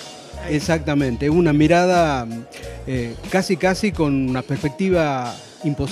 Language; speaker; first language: Spanish; native; Spanish